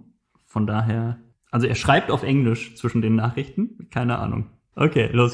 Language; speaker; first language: German; native; German